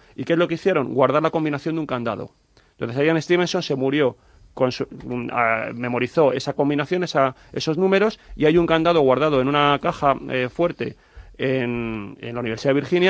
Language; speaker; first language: Spanish; native; Spanish